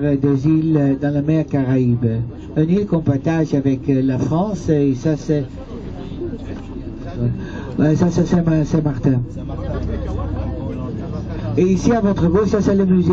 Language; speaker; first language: French; non-native, fluent; Dutch